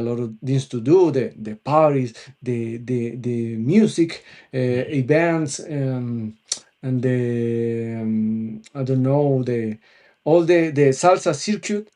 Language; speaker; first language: English; non-native, local second language; Spanish